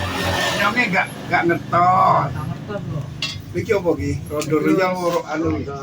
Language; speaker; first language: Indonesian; non-native, local second language; Javanese